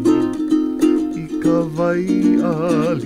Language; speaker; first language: English; native; English